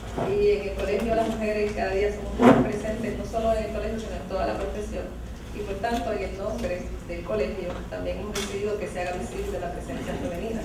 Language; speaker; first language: Spanish; native; Spanish